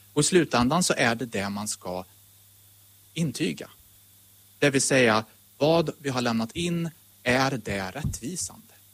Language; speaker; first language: Swedish; native; Swedish